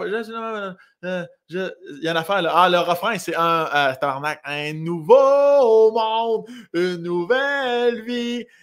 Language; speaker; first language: French; native; French